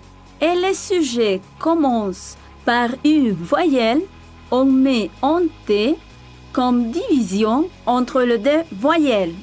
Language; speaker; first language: French; non-native, fluent; Spanish